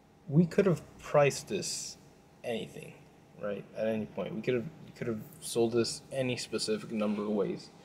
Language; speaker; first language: English; native; English